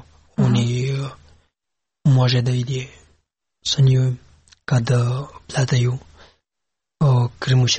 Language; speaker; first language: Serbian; non-native, learner; Pashto